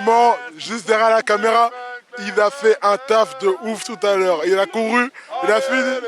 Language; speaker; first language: French; native; French